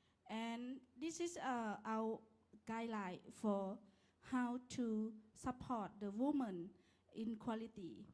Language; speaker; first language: English; non-native, learner; Lao